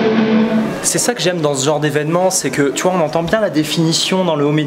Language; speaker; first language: French; native; French